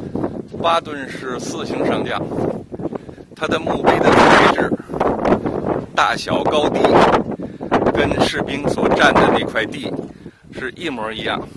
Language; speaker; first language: Chinese; native; Chinese